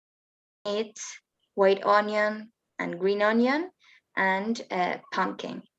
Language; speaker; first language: English; non-native, learner; Spanish